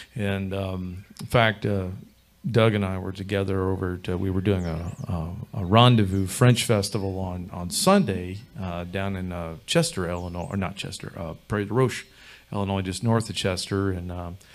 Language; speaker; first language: English; native; English